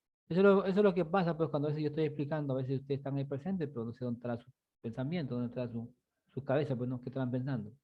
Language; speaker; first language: Spanish; native; Spanish